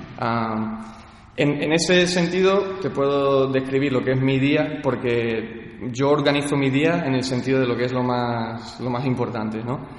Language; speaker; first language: Spanish; early bilingual, heritage; Spanish